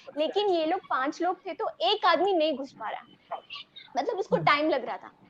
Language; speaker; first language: Hindi; non-native, local second language; Telugu